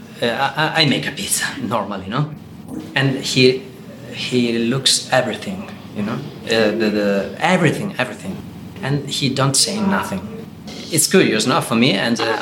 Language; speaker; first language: English; non-native, learner; Italian